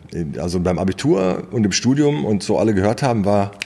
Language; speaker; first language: German; native; German